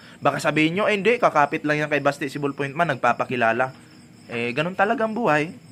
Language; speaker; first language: Filipino; non-native, local second language; Cebuano